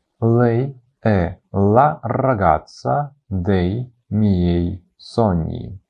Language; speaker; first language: Italian; non-native, fluent; Ukrainian